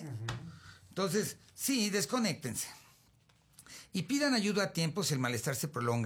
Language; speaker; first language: Spanish; native; Spanish